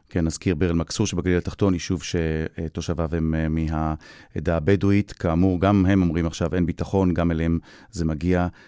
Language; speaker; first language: Hebrew; native; Hebrew